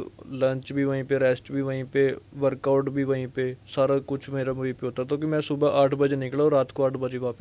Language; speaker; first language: Hindi; non-native, local second language; Punjabi